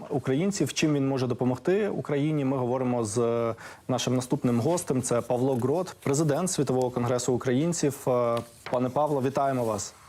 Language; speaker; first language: Ukrainian; native; Ukrainian